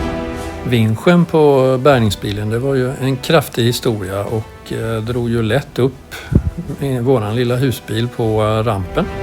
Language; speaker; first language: Swedish; native; Swedish